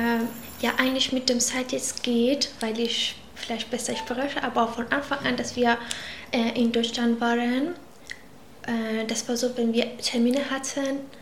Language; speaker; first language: German; non-native, local second language; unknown